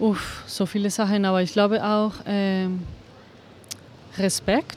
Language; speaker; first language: German; non-native, fluent; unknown